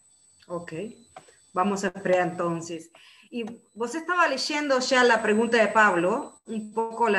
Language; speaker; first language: Portuguese; non-native, learner; Spanish